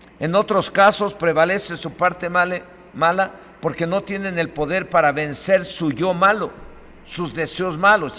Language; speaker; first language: Spanish; native; Spanish